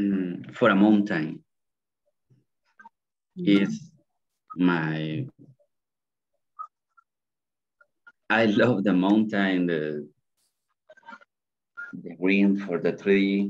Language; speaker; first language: English; non-native, learner; Spanish